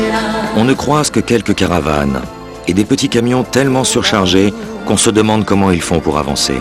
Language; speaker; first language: French; native; French